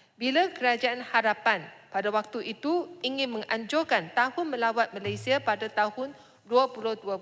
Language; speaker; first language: Malay; non-native, local second language; Chinese